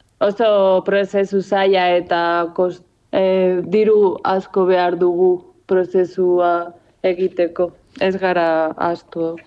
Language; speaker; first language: Basque; non-native, local second language; Spanish